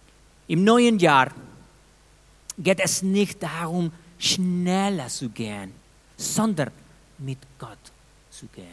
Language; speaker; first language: German; non-native, fluent; Spanish